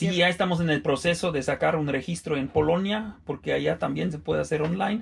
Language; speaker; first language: Spanish; non-native, fluent; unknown